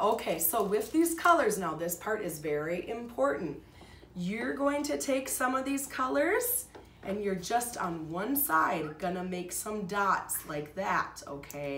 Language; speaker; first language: English; native; English